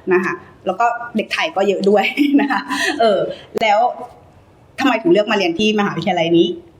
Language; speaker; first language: Thai; native; Thai